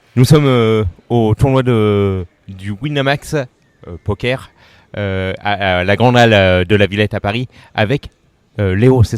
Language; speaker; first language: French; native; French